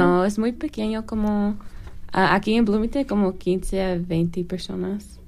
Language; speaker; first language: Spanish; non-native, learner; English